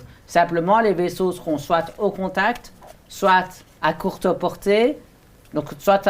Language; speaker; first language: French; native; French